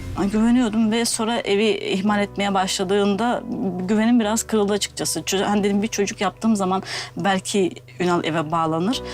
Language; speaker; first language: Turkish; native; Turkish